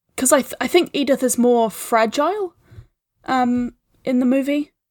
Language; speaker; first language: English; native; English